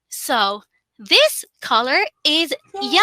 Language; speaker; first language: English; non-native, local second language; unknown